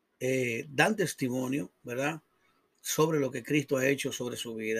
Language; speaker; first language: Spanish; native; Spanish